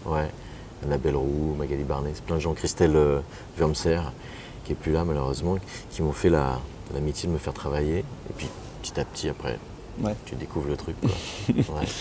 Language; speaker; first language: French; native; French